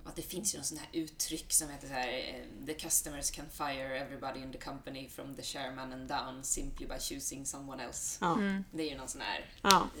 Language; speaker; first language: Swedish; native; Swedish